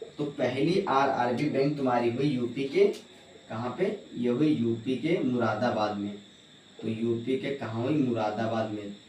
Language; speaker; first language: Hindi; native; Hindi